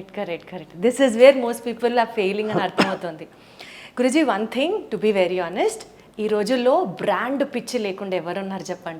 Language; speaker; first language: Telugu; native; Telugu